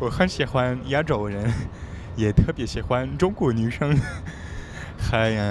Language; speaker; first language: Chinese; non-native, learner; French